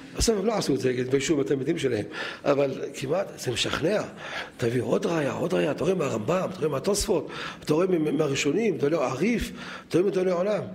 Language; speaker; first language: Hebrew; native; Hebrew